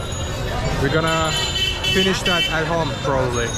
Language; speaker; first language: English; non-native, fluent; Azerbaijani